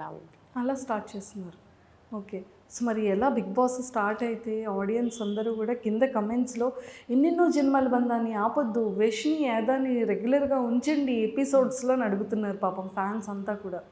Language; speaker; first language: Telugu; native; Telugu